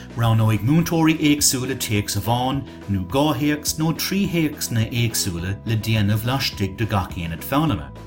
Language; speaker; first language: Irish; native; Irish